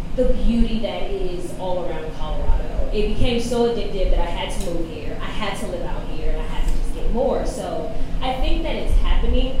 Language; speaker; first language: English; native; English